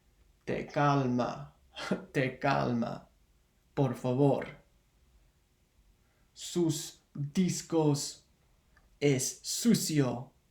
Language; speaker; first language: Spanish; non-native, learner; English